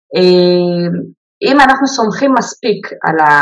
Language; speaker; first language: Hebrew; early bilingual, other home language; Amharic